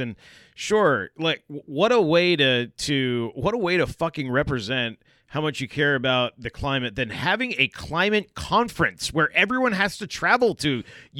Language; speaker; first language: English; native; English